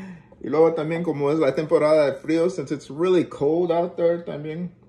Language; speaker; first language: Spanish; early bilingual, heritage; Spanish